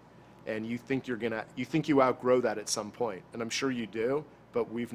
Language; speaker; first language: English; native; English